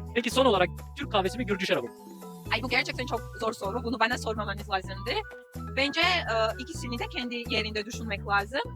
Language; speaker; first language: Turkish; non-native, fluent; Georgian